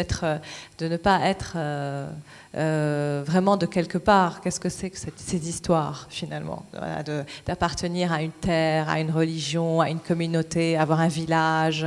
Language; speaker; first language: French; non-native, local second language; Arabic